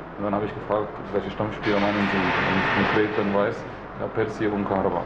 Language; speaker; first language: German; non-native, fluent; Arabic